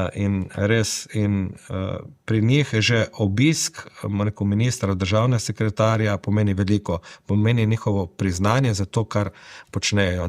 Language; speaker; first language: Slovenian; native; Slovenian